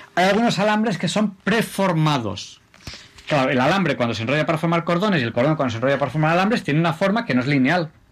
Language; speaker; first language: Spanish; native; Spanish